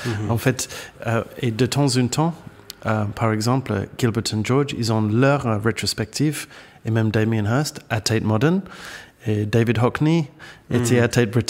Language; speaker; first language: French; non-native, fluent; English